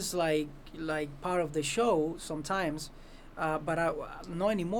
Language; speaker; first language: English; non-native, fluent; Spanish